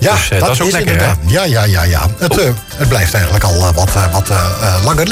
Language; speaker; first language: Dutch; native; Dutch